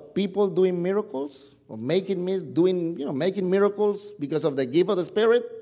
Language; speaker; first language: English; non-native, fluent; Spanish